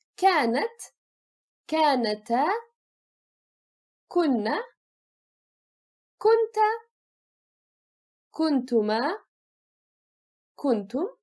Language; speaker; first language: Arabic; non-native, fluent; Turkish